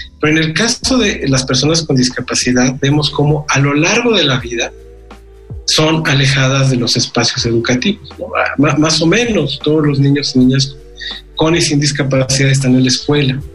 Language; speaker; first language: Spanish; native; Spanish